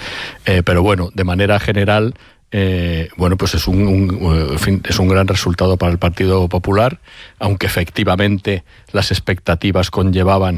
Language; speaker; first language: Spanish; native; Spanish